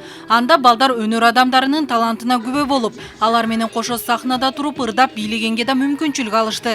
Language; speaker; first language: Kyrgyz; native; Kyrgyz